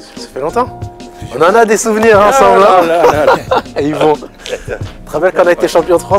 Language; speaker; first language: French; native; French